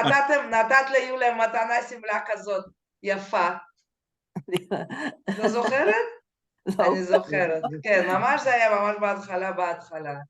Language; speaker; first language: Hebrew; non-native, fluent; Russian